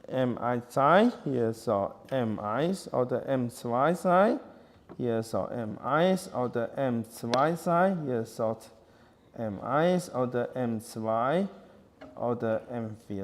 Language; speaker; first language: German; non-native, learner; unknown